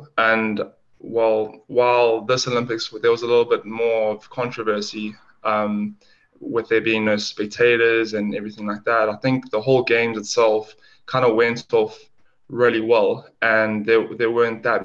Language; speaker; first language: English; native; English